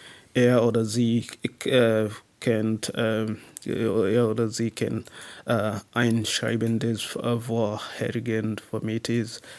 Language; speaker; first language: German; non-native, learner; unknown